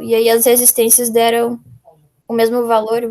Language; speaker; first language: Portuguese; native; Portuguese